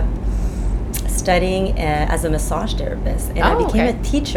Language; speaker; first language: English; non-native, fluent; French